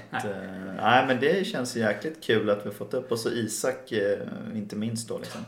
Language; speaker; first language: Swedish; native; Swedish